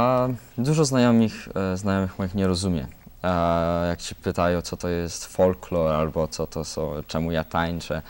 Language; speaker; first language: Polish; early bilingual, heritage; Polish